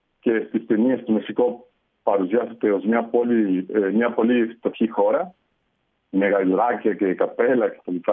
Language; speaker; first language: Greek; non-native, fluent; Spanish